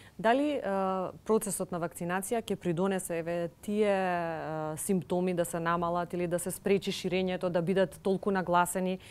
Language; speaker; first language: Macedonian; native; Macedonian